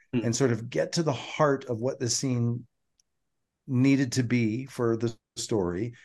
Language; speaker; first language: English; native; English